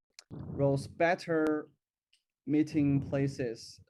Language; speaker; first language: English; non-native, learner; Chinese